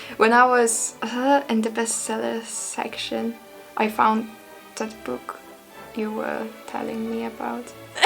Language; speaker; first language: English; non-native, fluent; Polish